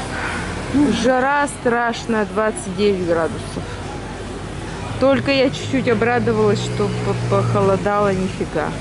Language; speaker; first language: Russian; native; Russian